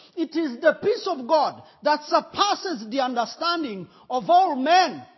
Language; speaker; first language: English; non-native, local second language; Kinyarwanda